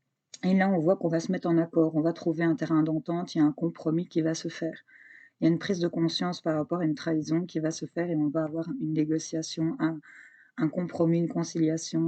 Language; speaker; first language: French; native; French